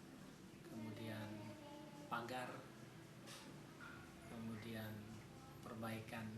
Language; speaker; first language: Malay; native; Malay